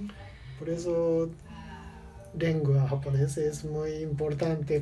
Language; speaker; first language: Spanish; non-native, learner; Japanese